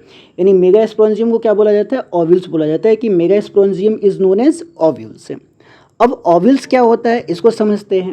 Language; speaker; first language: Hindi; native; Hindi